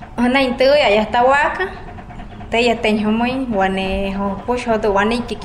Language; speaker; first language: Spanish; non-native, local second language; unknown